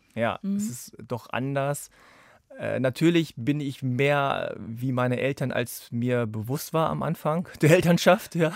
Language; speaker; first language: German; native; German